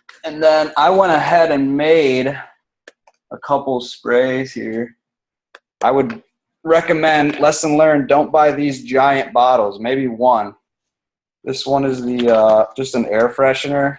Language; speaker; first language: English; native; English